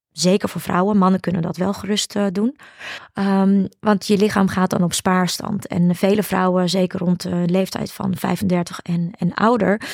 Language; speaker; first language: Dutch; early bilingual, other home language; Ukrainian